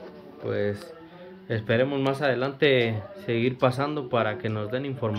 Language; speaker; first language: Spanish; native; Spanish